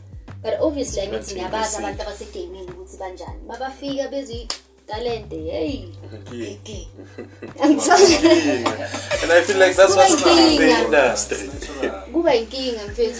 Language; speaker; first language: English; non-native, local second language; Zulu